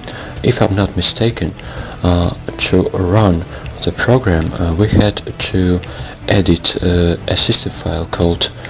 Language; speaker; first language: English; non-native, fluent; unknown